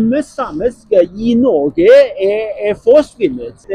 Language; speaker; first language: Norwegian; non-native, learner; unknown